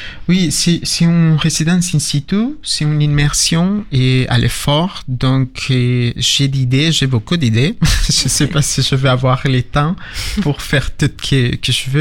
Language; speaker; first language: French; non-native, learner; Spanish